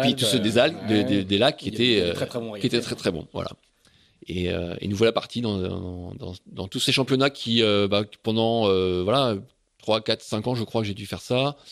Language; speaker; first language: French; native; French